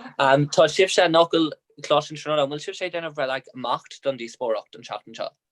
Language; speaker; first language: Irish; non-native, local second language; English